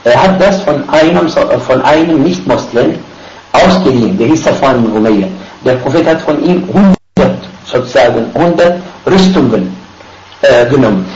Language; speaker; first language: German; non-native, fluent; Arabic